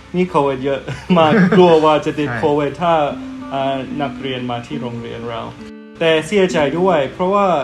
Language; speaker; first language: Thai; non-native, fluent; English